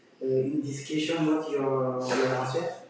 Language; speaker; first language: English; non-native, learner; French